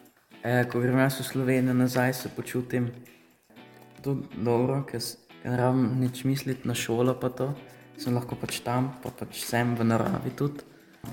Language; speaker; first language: Slovenian; early bilingual, heritage; Slovenian